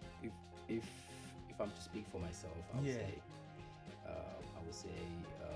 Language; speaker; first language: English; non-native, local second language; Akan